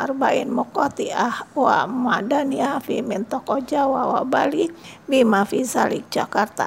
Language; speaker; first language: Arabic; non-native, learner; Indonesian